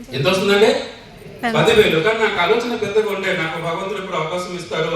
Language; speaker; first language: Telugu; non-native, fluent; Hindi